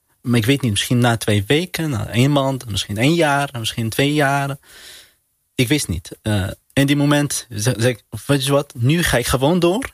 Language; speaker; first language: Dutch; non-native, learner; Arabic